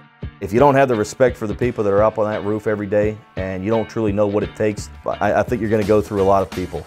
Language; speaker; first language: English; native; English